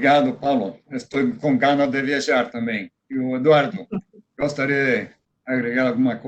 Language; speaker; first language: Portuguese; non-native, fluent; Spanish